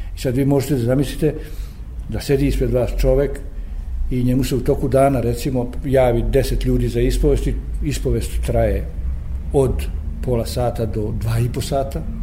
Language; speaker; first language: Serbian; native; Serbian